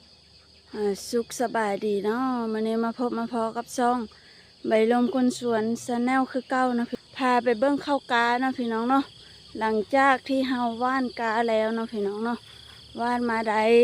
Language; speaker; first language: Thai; non-native, local second language; Lao